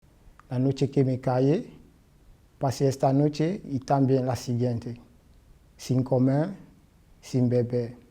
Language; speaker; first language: Spanish; non-native, learner; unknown